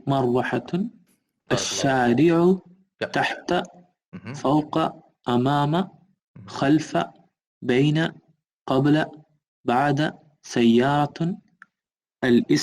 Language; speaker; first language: Arabic; non-native, learner; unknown